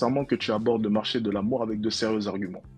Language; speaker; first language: French; native; French